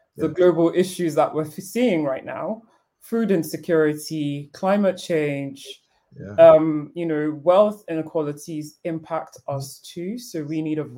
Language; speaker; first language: English; non-native, local second language; Yoruba